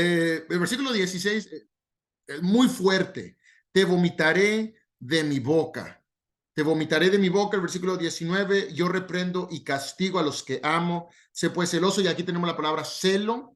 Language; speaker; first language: Spanish; native; Spanish